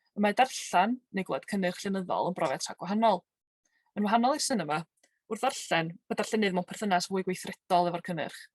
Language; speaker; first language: Welsh; native; Welsh